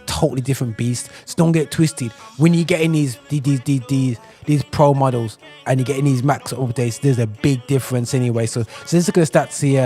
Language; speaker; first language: English; native; English